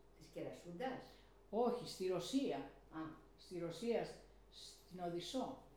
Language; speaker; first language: Greek; early bilingual, heritage; Greek